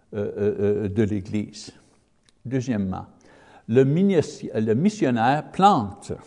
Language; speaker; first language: French; native; French